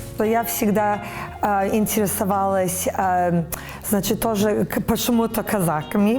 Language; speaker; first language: Russian; early bilingual, heritage; Russian